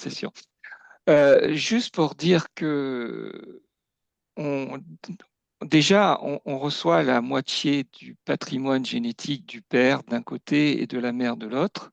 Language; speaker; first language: French; native; French